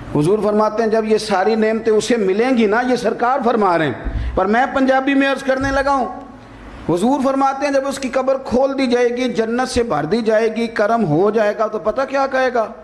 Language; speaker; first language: Urdu; non-native, local second language; Punjabi